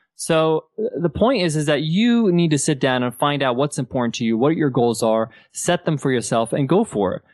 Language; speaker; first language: English; native; English